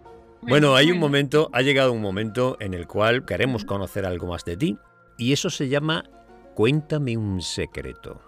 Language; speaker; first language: Spanish; native; Spanish